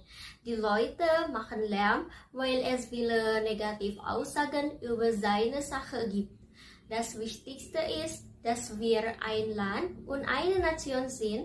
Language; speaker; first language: German; non-native, learner; Indonesian